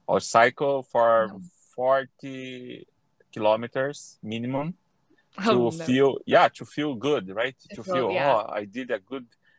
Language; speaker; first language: English; non-native, learner; Portuguese